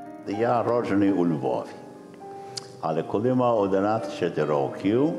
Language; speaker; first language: Ukrainian; early bilingual, heritage; Ukrainian